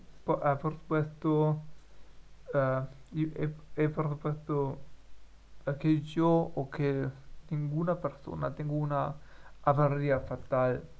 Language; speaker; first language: Spanish; non-native, learner; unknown